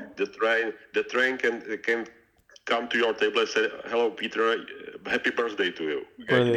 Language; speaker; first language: English; non-native, learner; Czech